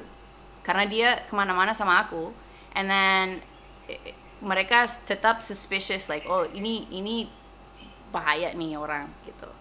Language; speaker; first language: Indonesian; non-native, fluent; English